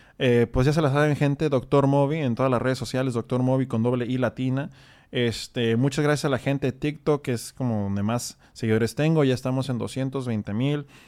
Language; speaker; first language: Spanish; native; Spanish